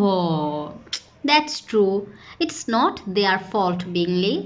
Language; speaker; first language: English; non-native, fluent; Bangla